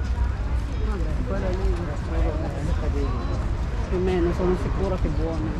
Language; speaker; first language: Italian; non-native, learner; Filipino